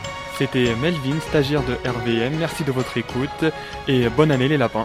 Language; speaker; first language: French; native; French